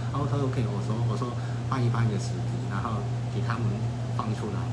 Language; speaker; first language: Chinese; non-native, fluent; Cantonese